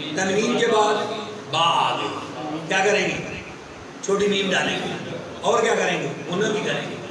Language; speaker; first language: Urdu; non-native, local second language; Punjabi